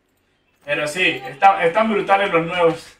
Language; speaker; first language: Spanish; native; Spanish